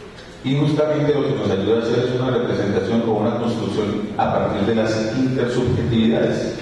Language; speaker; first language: Spanish; native; Spanish